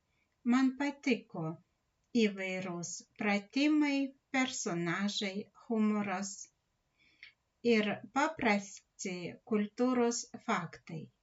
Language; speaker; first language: Lithuanian; non-native, learner; Russian